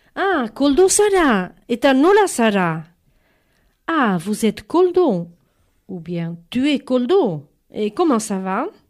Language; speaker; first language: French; native; French